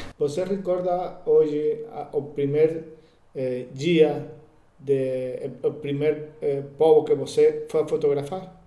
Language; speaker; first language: Portuguese; non-native, learner; Spanish